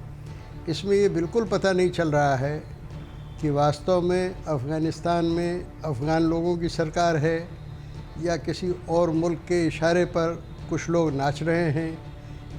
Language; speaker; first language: Hindi; native; Hindi